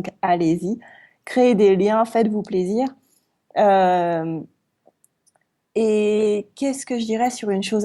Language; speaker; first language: French; native; French